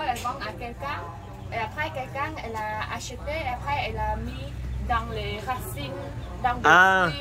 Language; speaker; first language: French; non-native, learner; Khmer